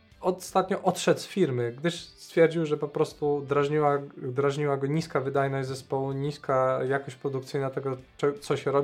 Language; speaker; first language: Polish; native; Polish